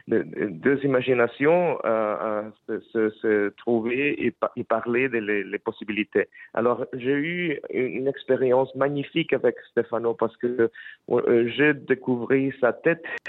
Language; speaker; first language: French; non-native, fluent; Spanish